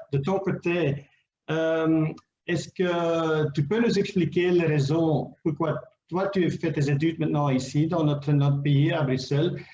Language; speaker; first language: French; non-native, local second language; Dutch